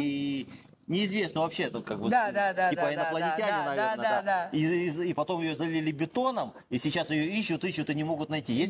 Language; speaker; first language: Russian; native; Russian